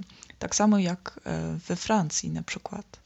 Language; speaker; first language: Polish; non-native, learner; Dutch